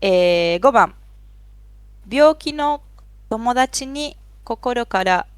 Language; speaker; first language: Japanese; non-native, fluent; Spanish